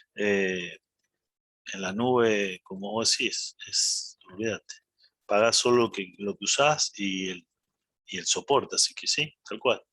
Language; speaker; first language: Spanish; native; Spanish